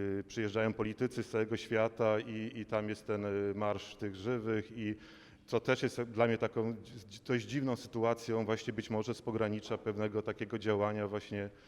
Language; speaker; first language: Polish; native; Polish